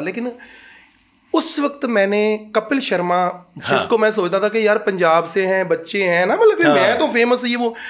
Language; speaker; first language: Hindi; native; Hindi